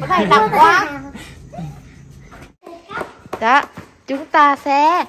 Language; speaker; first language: Vietnamese; non-native, fluent; Thai